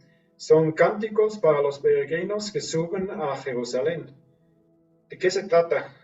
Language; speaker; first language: Spanish; non-native, fluent; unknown